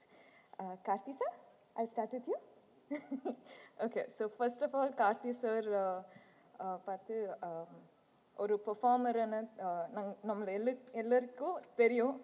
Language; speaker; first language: Tamil; non-native, learner; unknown